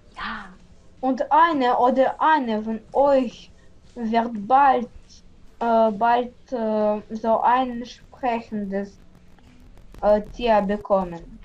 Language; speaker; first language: German; non-native, learner; Russian